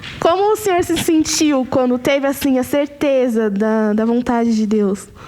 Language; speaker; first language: Portuguese; native; Portuguese